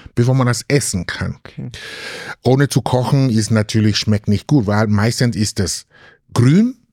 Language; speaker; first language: German; non-native, fluent; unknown